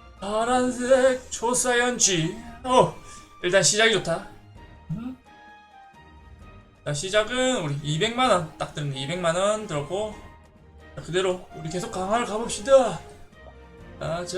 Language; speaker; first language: Korean; native; Korean